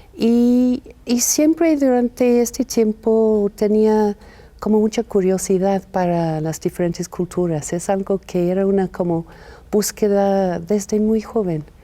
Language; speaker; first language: Spanish; non-native, fluent; English